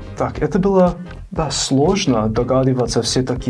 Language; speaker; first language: Russian; non-native, fluent; English